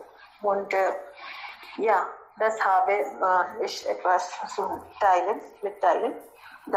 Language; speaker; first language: German; non-native, learner; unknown